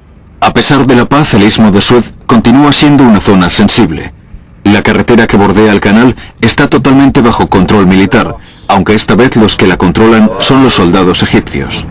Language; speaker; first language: Spanish; native; Spanish